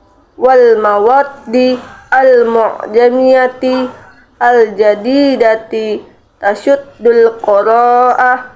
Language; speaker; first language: Arabic; non-native, learner; Indonesian